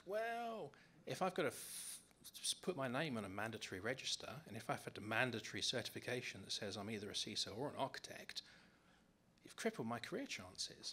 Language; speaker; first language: English; native; English